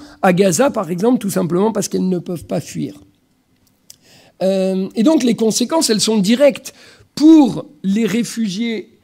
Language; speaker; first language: French; native; French